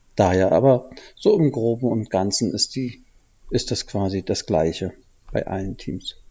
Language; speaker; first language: German; native; German